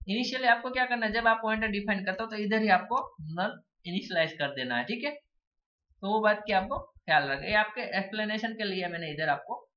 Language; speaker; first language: Hindi; non-native, local second language; Gujarati